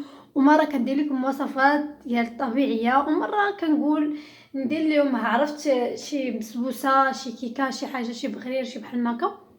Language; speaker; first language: Arabic; native; Arabic